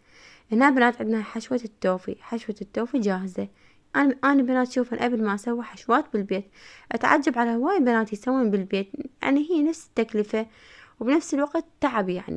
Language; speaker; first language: Arabic; native; Arabic